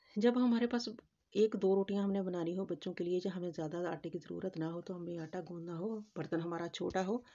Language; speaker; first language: Hindi; native; Hindi